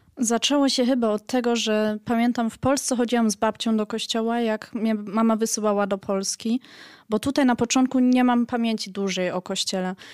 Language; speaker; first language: Polish; early bilingual, heritage; Polish